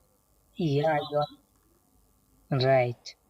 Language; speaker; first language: English; non-native, learner; Bangla